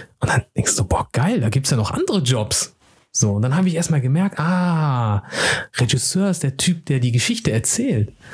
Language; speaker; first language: German; early bilingual, other home language; Turkish